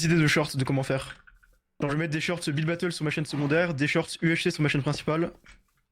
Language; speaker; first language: French; native; French